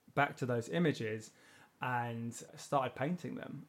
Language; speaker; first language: English; native; English